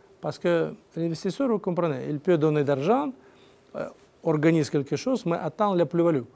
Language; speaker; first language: French; non-native, learner; Russian